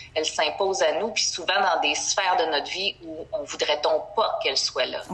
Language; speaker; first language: French; native; French